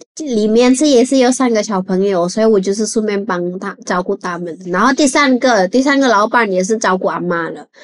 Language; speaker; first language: Chinese; non-native, fluent; Javanese